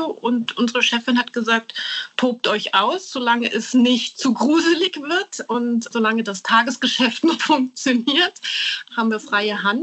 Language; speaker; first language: German; native; German